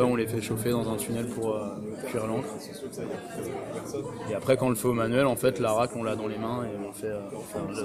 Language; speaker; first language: French; native; French